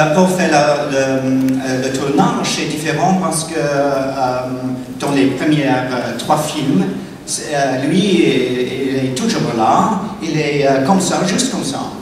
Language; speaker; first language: French; non-native, learner; English